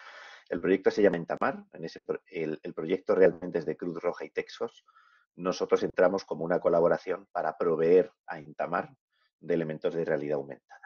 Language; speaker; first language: Spanish; native; Spanish